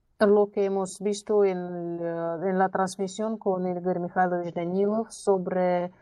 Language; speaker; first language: Spanish; non-native, learner; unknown